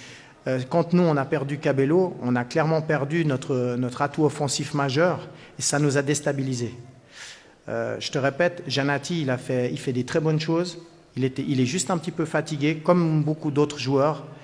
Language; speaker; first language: French; native; French